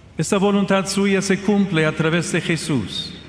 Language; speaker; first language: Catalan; non-native, learner; English